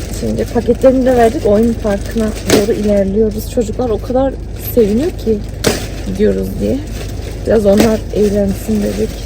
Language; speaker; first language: Turkish; early bilingual, other home language; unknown